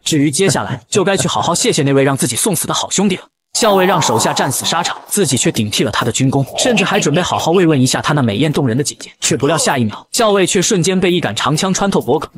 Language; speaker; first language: Chinese; native; Chinese